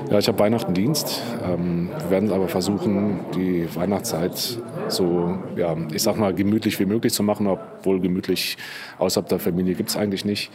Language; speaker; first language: German; native; German